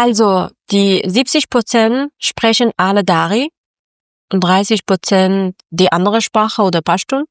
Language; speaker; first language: German; non-native, learner; Persian